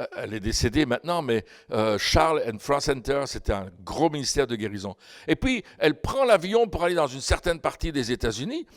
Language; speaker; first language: French; native; French